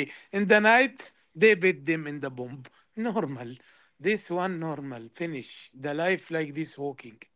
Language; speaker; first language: English; non-native, learner; Arabic